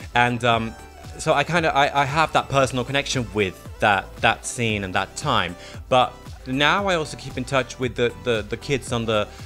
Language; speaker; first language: English; non-native, fluent; Swedish